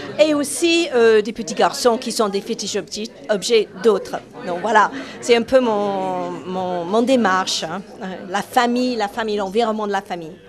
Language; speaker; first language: French; non-native, fluent; English